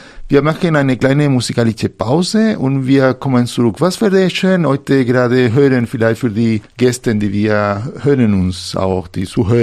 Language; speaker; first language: German; non-native, fluent; Spanish